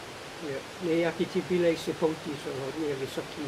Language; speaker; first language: Czech; non-native, learner; English